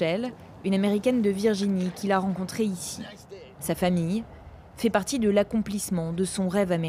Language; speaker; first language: French; native; French